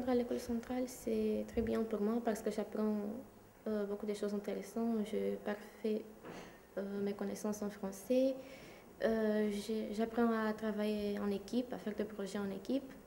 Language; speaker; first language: French; non-native, fluent; Romanian